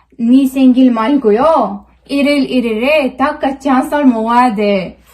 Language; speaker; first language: Korean; non-native, learner; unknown